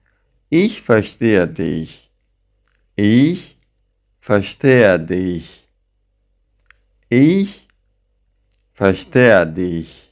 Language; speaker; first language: German; non-native, fluent; Central Kurdish